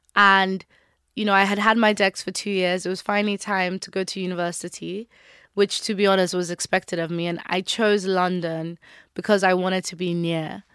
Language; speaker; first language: English; non-native, local second language; Yoruba